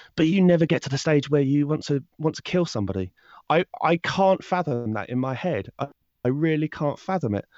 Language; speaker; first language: English; native; English